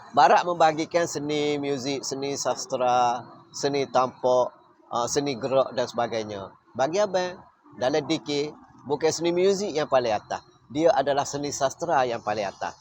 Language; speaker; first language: Malay; native; Malay